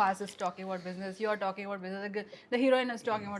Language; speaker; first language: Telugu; non-native, fluent; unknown